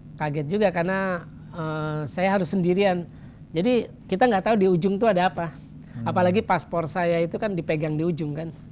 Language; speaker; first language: Indonesian; native; Indonesian